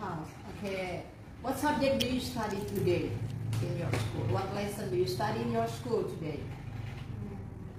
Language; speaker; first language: English; non-native, learner; Indonesian